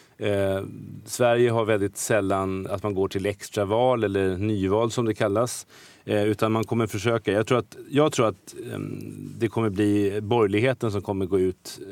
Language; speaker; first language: Swedish; native; Swedish